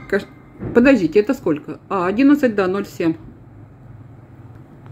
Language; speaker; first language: Russian; native; Russian